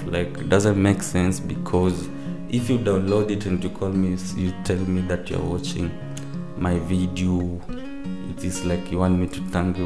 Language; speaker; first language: English; non-native, local second language; Swahili